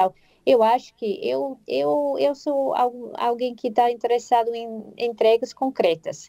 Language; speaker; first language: Portuguese; non-native, fluent; English